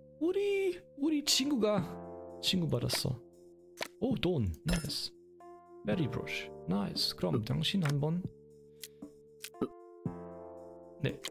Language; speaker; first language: Korean; non-native, learner; German